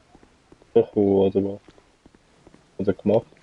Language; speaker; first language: German; native; German